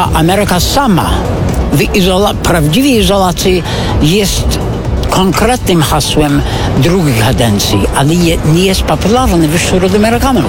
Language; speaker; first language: Polish; non-native, fluent; English